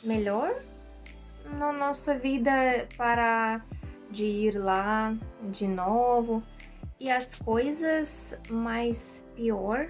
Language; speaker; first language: Portuguese; non-native, learner; Russian